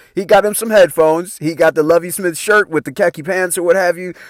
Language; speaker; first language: English; native; English